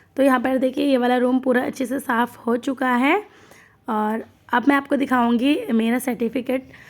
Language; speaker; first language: Hindi; non-native, local second language; Bangla